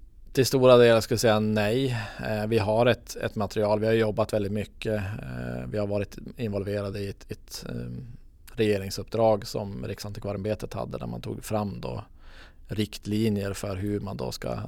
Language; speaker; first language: Swedish; native; Swedish